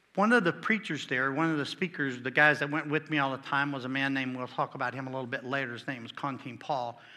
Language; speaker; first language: English; native; English